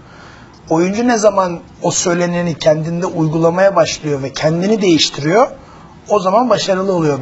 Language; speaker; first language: Turkish; native; Turkish